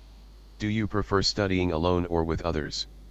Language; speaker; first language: English; non-native, learner; Vietnamese